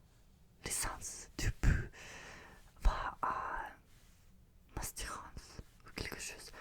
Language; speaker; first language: French; non-native, learner; Russian